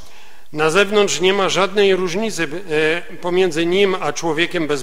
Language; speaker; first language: Polish; native; Polish